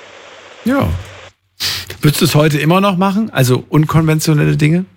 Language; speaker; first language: German; native; German